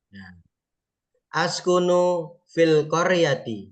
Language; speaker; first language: Arabic; non-native, fluent; Indonesian